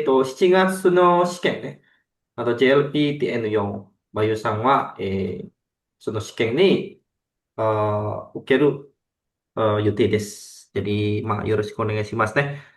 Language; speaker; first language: Japanese; non-native, fluent; Indonesian